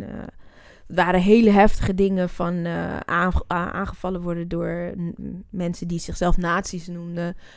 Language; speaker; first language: Dutch; native; Dutch